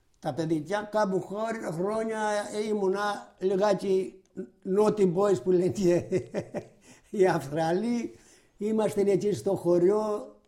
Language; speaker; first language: Greek; native; Greek